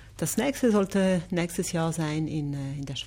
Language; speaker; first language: German; non-native, local second language; French